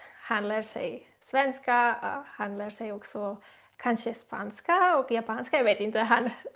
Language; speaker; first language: Swedish; non-native, learner; Spanish